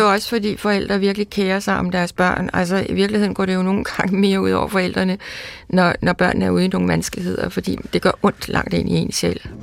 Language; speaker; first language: Danish; native; Danish